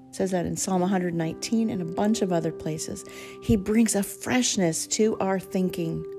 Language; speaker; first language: English; native; English